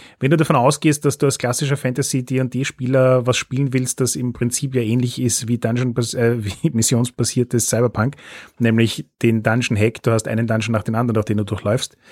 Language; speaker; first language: German; native; German